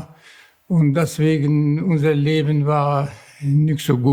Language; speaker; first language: German; non-native, learner; Kurdish